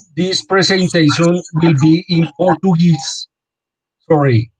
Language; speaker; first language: English; non-native, learner; Spanish